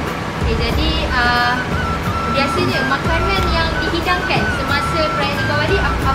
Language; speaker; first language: Malay; native; Malay